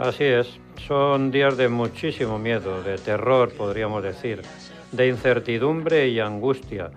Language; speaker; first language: Spanish; native; Spanish